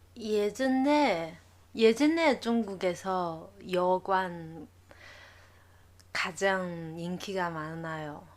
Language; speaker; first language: Korean; non-native, learner; Chinese